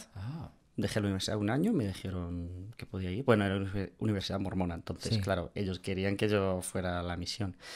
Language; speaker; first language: Spanish; non-native, fluent; English